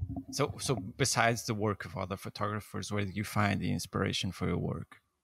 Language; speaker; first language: English; non-native, fluent; Portuguese